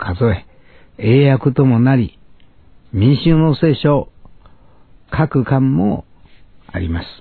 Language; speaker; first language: Japanese; native; Japanese